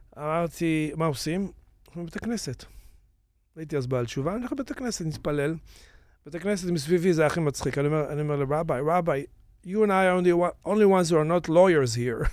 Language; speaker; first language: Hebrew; native; Hebrew